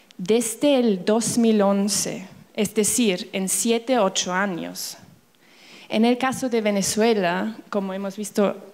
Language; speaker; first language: Spanish; non-native, fluent; German